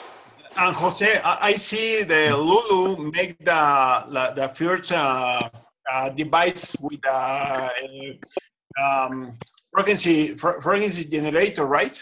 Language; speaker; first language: English; non-native, learner; Spanish